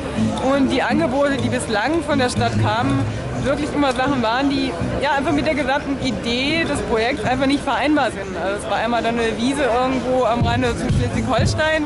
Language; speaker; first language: German; native; German